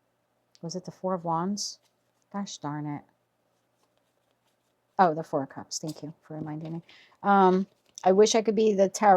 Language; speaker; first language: English; native; English